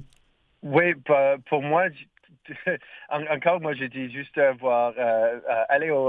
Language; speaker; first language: French; non-native, learner; English